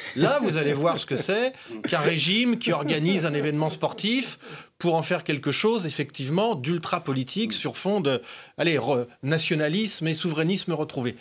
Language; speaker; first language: French; native; French